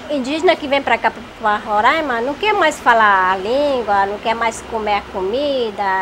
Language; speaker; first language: Portuguese; non-native, local second language; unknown